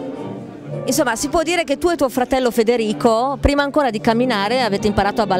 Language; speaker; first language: Italian; native; Italian